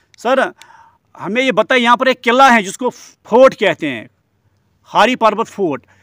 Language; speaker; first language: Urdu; non-native, local second language; Kashmiri